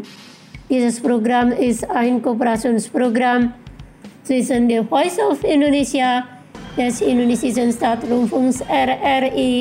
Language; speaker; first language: German; non-native, fluent; Indonesian